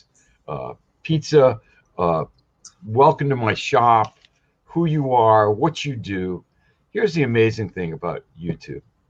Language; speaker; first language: English; native; English